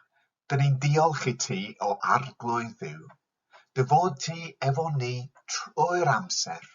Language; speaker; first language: Welsh; non-native, local second language; English